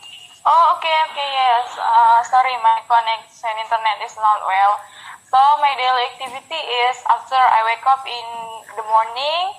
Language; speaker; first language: English; non-native, learner; Indonesian